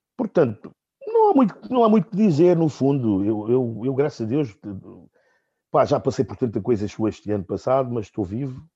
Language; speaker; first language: Portuguese; non-native, local second language; Upper Guinea Crioulo